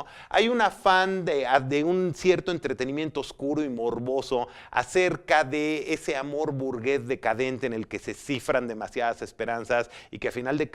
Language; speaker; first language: Spanish; native; Spanish